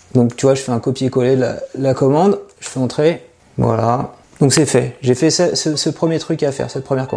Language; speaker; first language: French; native; French